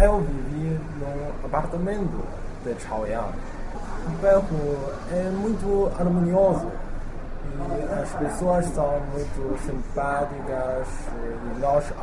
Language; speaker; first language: Portuguese; non-native, learner; Chinese